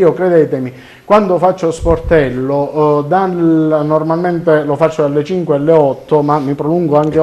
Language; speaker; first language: Italian; native; Italian